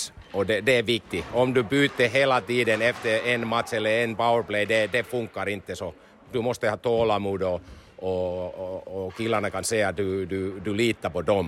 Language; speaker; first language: Swedish; non-native, learner; Finnish